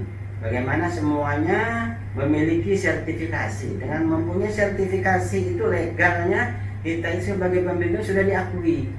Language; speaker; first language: Indonesian; native; Indonesian